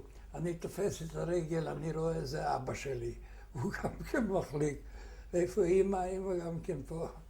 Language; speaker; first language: Hebrew; non-native, fluent; Yiddish